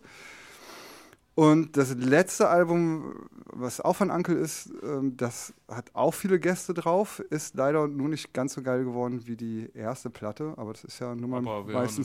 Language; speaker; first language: German; native; German